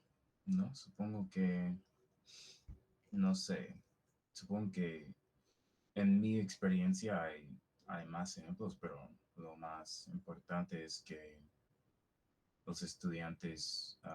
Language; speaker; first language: Spanish; non-native, fluent; English